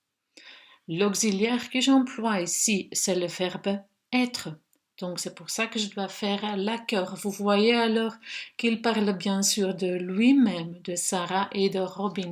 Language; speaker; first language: French; non-native, local second language; Dutch